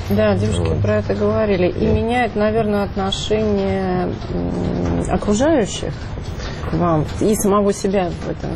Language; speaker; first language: Russian; native; Russian